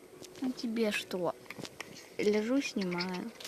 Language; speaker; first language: Russian; native; Russian